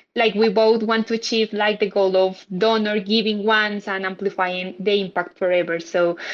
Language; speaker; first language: English; non-native, fluent; Spanish